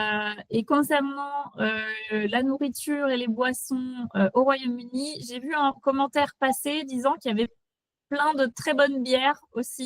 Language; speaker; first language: French; native; French